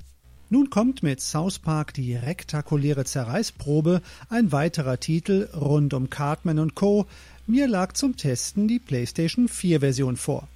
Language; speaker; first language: German; native; German